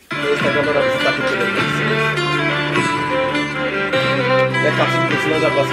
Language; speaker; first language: Turkish; non-native, learner; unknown